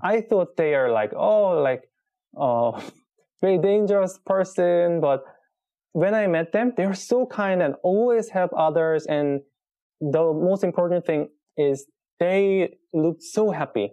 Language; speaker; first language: English; non-native, learner; Korean